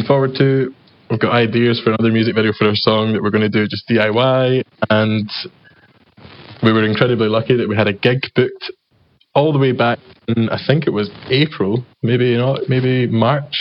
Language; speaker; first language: English; native; English